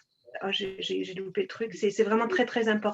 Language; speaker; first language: French; native; French